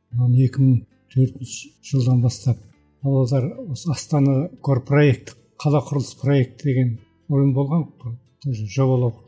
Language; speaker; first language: Kazakh; early bilingual, heritage; Kazakh